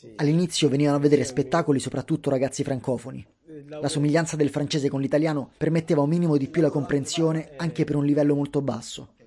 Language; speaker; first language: Italian; native; Italian